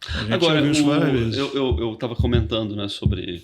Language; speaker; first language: Portuguese; native; Portuguese